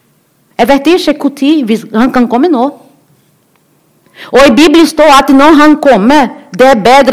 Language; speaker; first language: Norwegian; non-native, learner; Portuguese